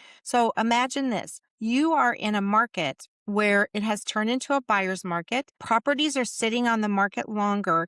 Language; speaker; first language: English; native; English